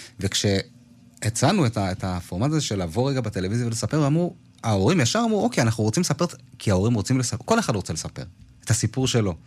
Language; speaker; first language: Hebrew; early bilingual, other home language; Amharic